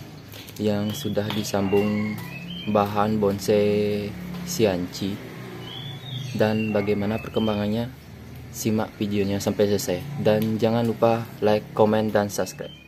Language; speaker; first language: Indonesian; native; Indonesian